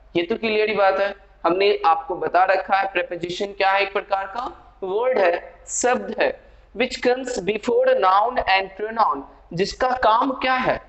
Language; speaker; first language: Hindi; native; Hindi